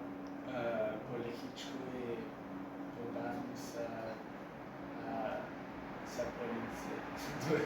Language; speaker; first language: Bulgarian; non-native, learner; English